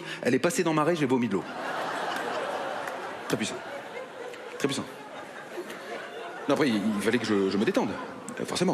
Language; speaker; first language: French; native; French